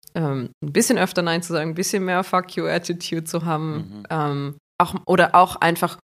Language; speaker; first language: German; native; German